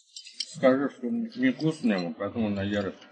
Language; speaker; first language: Russian; non-native, learner; Chinese